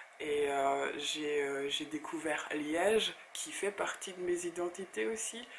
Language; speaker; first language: French; native; French